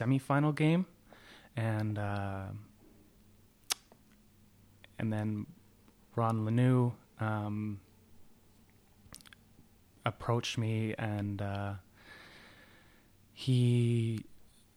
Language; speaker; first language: English; native; English